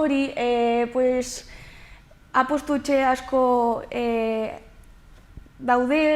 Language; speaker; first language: Basque; non-native, local second language; Spanish